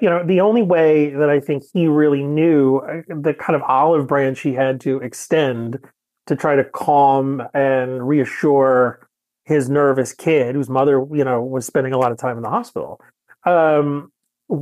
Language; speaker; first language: English; native; English